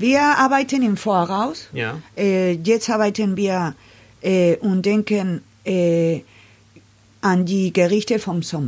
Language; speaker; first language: German; non-native, learner; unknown